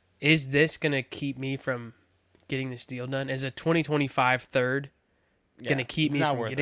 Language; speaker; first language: English; native; English